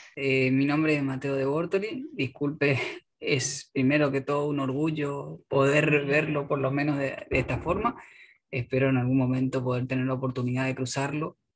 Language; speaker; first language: Spanish; native; Spanish